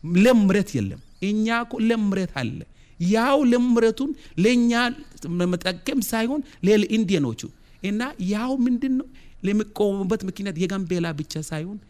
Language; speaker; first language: Amharic; non-native, local second language; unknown